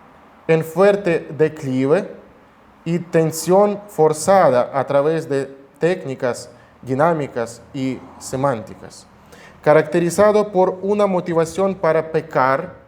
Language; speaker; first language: Spanish; non-native, fluent; Russian